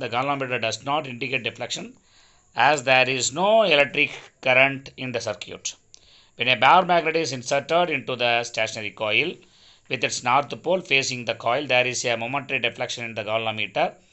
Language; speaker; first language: English; non-native, local second language; Tamil